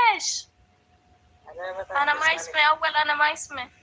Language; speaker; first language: Arabic; non-native, learner; Amharic